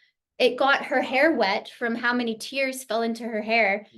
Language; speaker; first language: English; native; English